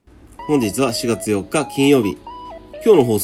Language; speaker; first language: Japanese; native; Japanese